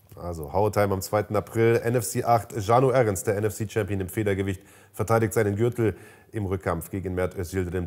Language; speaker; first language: German; native; German